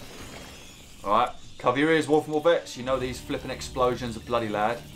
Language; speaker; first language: English; native; English